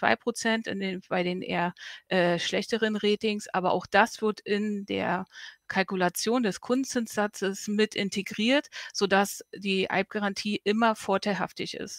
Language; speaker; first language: German; native; German